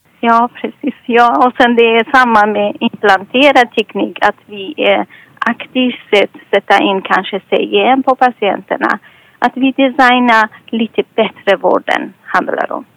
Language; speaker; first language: Swedish; non-native, fluent; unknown